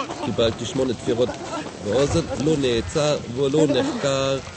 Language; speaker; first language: Hebrew; non-native, fluent; German